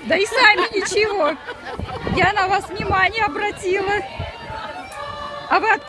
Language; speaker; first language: Russian; native; Russian